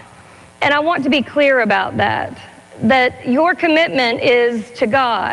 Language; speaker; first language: English; native; English